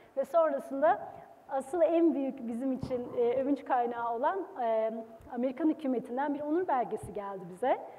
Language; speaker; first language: Turkish; native; Turkish